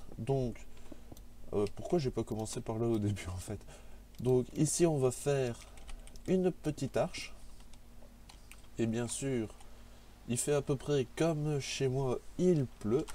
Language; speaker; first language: French; native; French